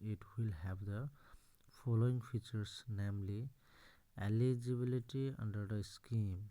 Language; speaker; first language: English; non-native, local second language; Assamese